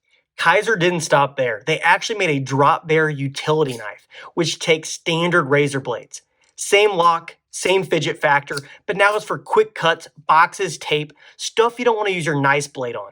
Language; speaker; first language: English; native; English